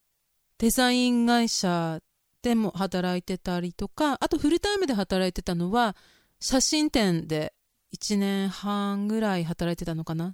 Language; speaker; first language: Japanese; native; Japanese